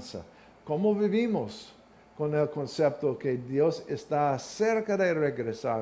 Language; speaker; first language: Spanish; non-native, learner; English